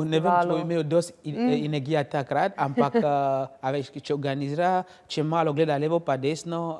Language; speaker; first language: Slovenian; non-native, learner; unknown